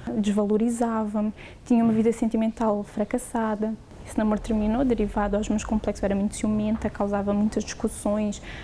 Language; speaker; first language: Portuguese; native; Portuguese